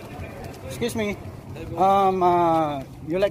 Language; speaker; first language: English; non-native, learner; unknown